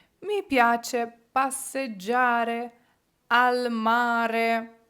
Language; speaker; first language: Italian; non-native, fluent; Ukrainian